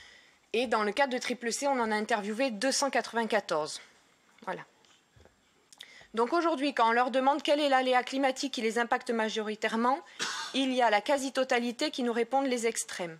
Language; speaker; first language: French; native; French